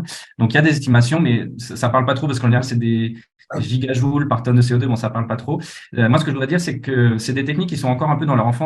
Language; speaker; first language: French; native; French